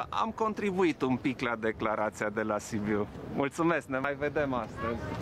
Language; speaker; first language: Romanian; non-native, local second language; German